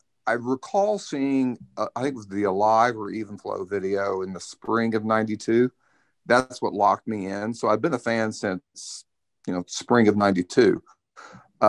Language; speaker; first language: English; native; English